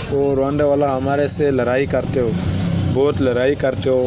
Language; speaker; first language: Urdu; non-native, learner; Swahili